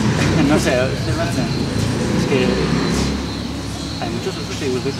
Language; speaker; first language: Spanish; non-native, learner; Uzbek